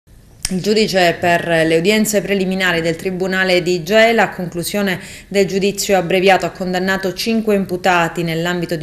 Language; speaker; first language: Italian; native; Italian